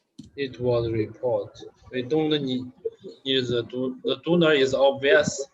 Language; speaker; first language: English; non-native, learner; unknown